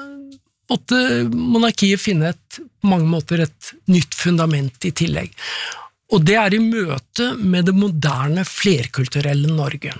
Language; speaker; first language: Norwegian; native; Norwegian